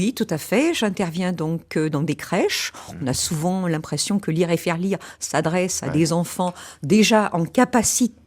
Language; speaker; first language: French; native; French